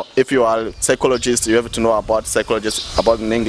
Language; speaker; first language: English; non-native, local second language; Rundi